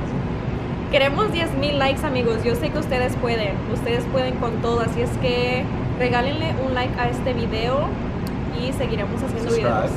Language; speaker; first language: Spanish; native; Spanish